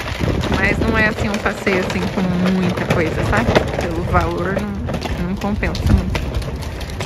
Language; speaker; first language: Portuguese; native; Portuguese